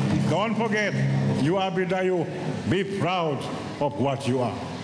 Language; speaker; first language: English; non-native, local second language; Malay